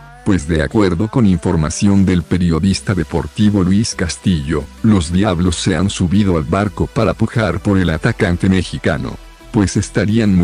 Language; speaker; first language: Spanish; native; Spanish